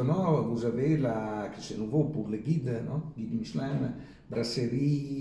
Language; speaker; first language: French; non-native, learner; Italian